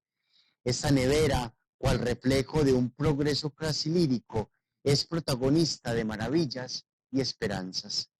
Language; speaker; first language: Spanish; native; Spanish